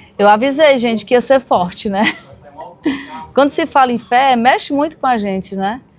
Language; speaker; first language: Portuguese; native; Portuguese